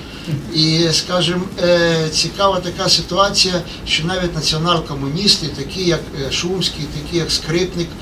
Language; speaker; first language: Ukrainian; native; Ukrainian